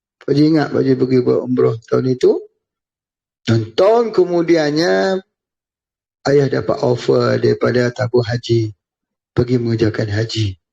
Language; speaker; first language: Malay; native; Malay